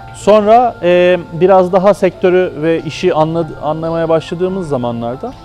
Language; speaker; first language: Turkish; native; Turkish